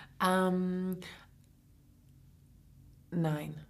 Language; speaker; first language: German; non-native, learner; English